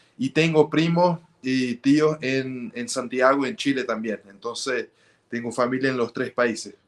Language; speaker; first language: Spanish; early bilingual, heritage; Spanish